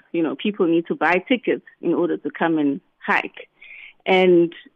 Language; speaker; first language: English; non-native, local second language; Southern Sotho